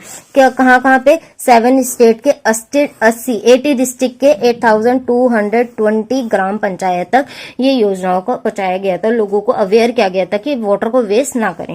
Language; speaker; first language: Hindi; native; Hindi